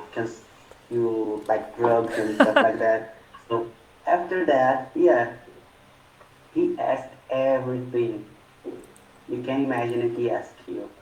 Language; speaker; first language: English; non-native, fluent; Portuguese